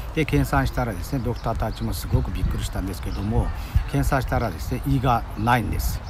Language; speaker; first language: Japanese; non-native, fluent; Chinese